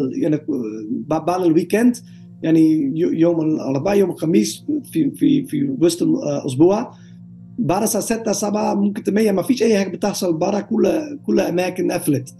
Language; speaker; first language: Arabic; non-native, learner; Dutch